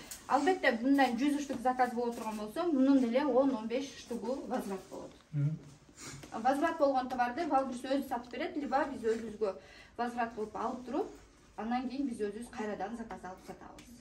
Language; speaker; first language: Kyrgyz; native; Kyrgyz